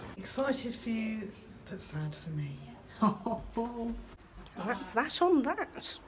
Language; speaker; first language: English; native; English